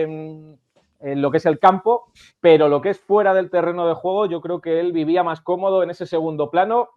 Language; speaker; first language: Spanish; native; Spanish